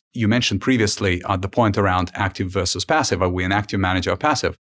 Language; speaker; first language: English; early bilingual, other home language; Ukrainian